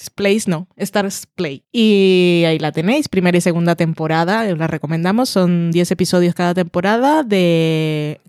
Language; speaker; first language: Spanish; native; Spanish